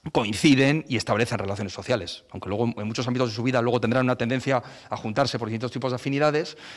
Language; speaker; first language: Spanish; non-native, local second language; Basque